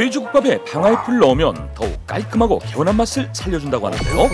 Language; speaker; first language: Korean; native; Korean